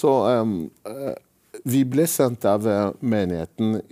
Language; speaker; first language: Norwegian; non-native, fluent; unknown